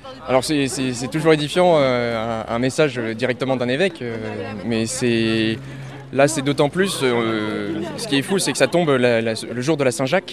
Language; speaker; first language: French; native; French